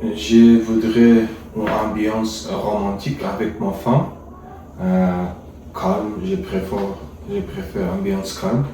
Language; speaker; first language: French; non-native, learner; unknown